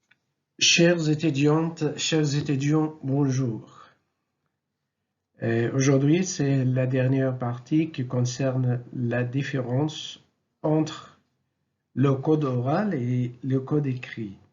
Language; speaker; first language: French; non-native, local second language; Arabic